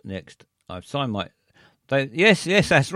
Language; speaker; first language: English; native; English